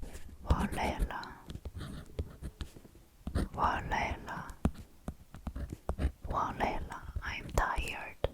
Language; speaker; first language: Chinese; non-native, learner; Korean